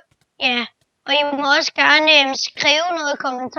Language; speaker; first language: Danish; native; Danish